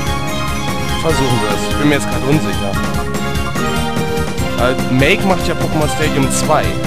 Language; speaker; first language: German; native; German